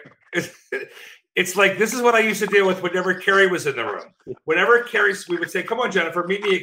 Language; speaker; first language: English; native; English